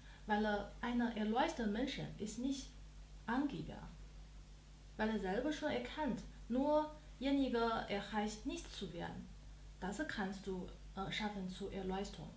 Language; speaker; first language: German; non-native, learner; Chinese